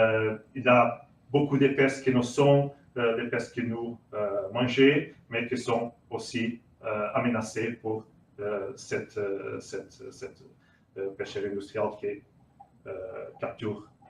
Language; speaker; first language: French; non-native, learner; Portuguese